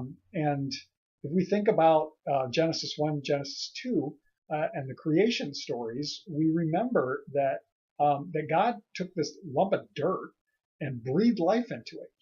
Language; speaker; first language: English; native; English